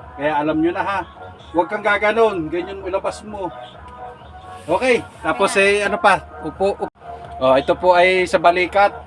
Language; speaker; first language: Filipino; native; Filipino